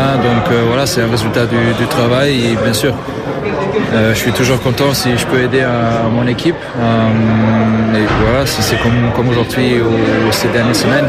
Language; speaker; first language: French; non-native, fluent; German